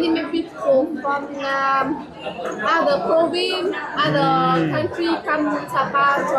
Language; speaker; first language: English; non-native, learner; Vietnamese